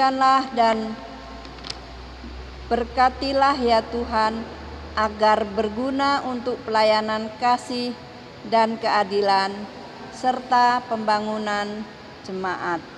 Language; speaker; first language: Indonesian; native; Indonesian